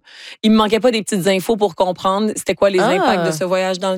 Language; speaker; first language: French; native; French